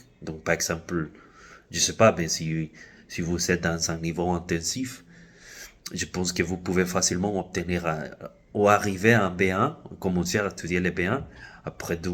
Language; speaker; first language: French; non-native, fluent; Spanish